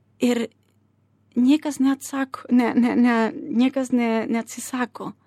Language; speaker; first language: Lithuanian; non-native, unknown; Spanish